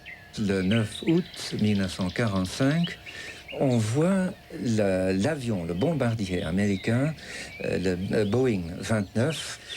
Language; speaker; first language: French; non-native, fluent; English